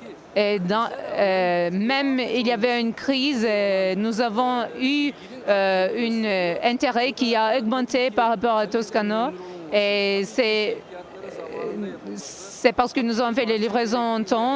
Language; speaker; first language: French; non-native, learner; Turkish